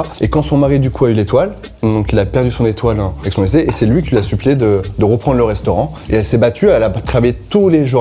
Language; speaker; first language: French; native; French